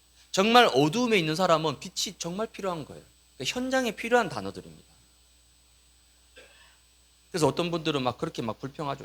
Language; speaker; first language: Korean; native; Korean